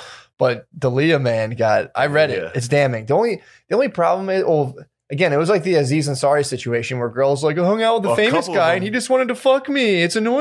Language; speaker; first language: English; native; English